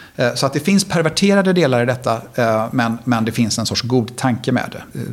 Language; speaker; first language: Swedish; native; Swedish